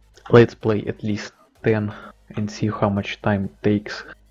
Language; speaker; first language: English; non-native, learner; Russian